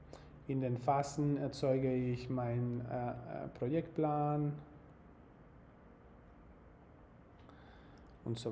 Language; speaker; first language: German; non-native, fluent; Spanish